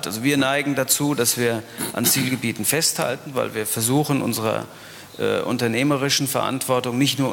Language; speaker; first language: German; native; German